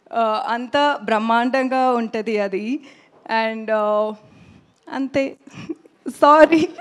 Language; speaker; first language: Telugu; non-native, learner; Tamil